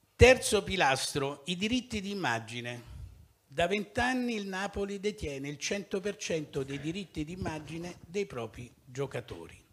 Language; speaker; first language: Italian; native; Italian